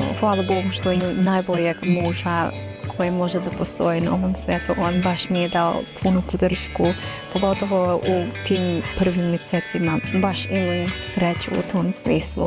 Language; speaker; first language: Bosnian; non-native, fluent; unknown